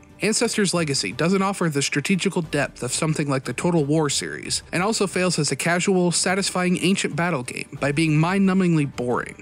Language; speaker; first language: English; native; English